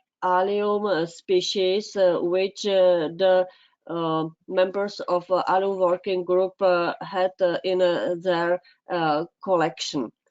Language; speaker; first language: English; non-native, fluent; Czech